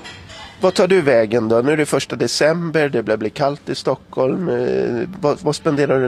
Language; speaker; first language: Swedish; native; Swedish